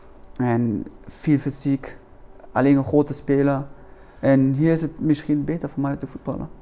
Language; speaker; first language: Dutch; non-native, learner; German